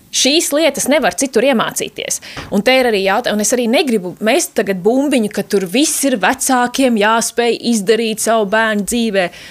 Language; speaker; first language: Latvian; native; Latvian